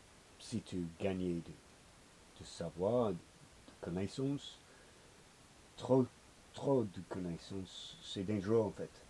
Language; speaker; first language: French; non-native, learner; English